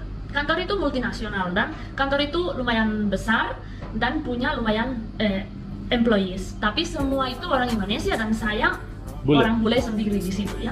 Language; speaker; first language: Indonesian; non-native, fluent; Spanish